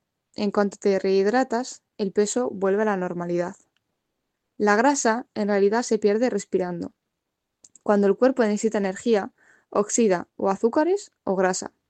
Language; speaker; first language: Spanish; native; Spanish